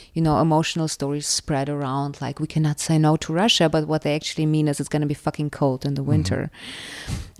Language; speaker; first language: English; non-native, fluent; Russian